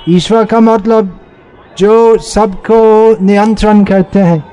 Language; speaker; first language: Hindi; non-native, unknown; English